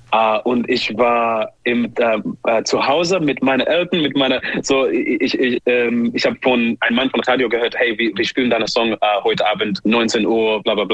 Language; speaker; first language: German; non-native, learner; English